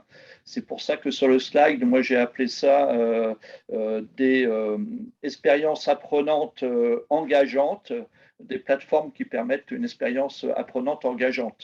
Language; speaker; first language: French; native; French